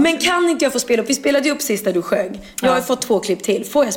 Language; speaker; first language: Swedish; native; Swedish